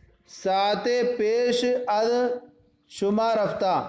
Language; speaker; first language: Persian; non-native, fluent; Urdu